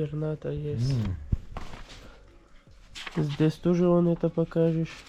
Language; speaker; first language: Russian; non-native, learner; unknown